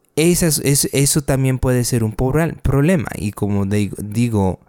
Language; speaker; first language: Spanish; early bilingual, other home language; English